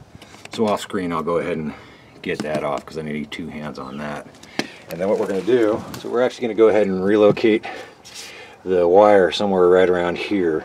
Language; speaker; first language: English; native; English